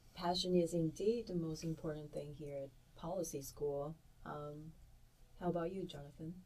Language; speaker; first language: English; early bilingual, other home language; Chinese